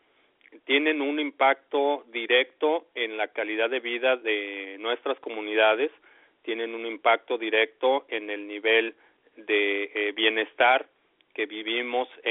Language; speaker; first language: Spanish; native; Spanish